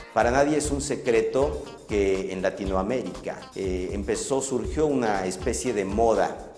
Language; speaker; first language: Spanish; native; Spanish